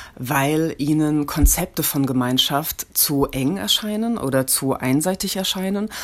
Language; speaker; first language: German; native; German